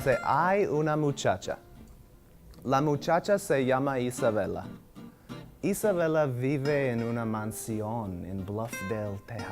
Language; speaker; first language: Spanish; non-native, fluent; English